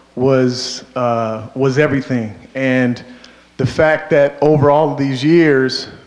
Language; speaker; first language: English; native; English